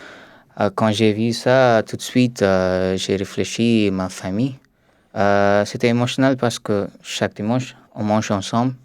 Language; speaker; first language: French; non-native, learner; Tamil